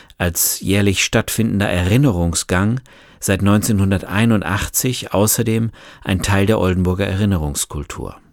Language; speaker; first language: German; native; German